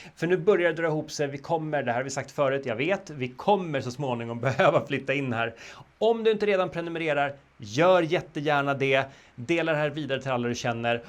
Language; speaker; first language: Swedish; native; Swedish